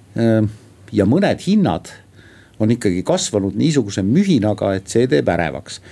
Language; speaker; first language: Estonian; native; Estonian